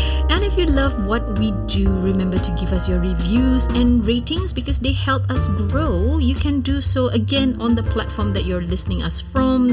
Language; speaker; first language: English; non-native, local second language; Malay